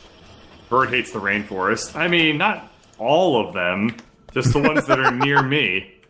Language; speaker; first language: English; native; English